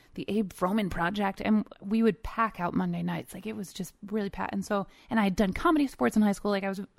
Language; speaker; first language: English; native; English